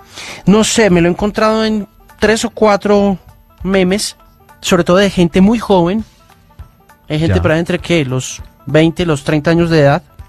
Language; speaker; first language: Spanish; native; Spanish